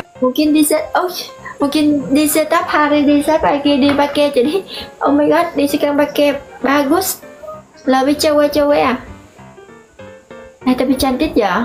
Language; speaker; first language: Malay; non-native, learner; Vietnamese